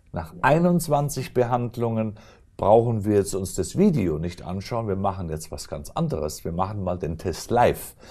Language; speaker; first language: German; native; German